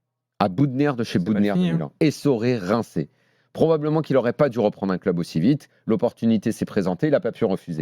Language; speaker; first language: French; native; French